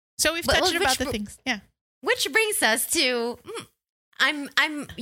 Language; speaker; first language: English; non-native, local second language; Filipino